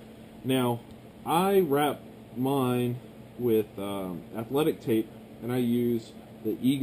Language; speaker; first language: English; native; English